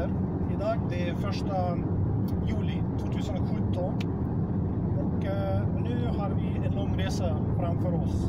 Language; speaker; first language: Swedish; non-native, fluent; Russian